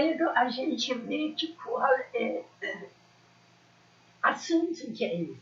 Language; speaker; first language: Portuguese; non-native, learner; Persian